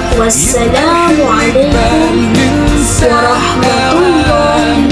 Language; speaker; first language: Arabic; non-native, learner; Malay